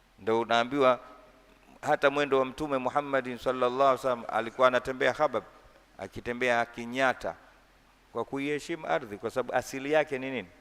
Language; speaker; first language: Swahili; native; Swahili